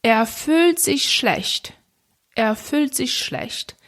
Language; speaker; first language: German; non-native, fluent; Polish